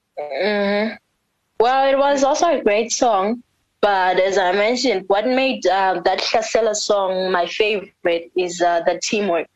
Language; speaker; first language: English; non-native, local second language; North Ndebele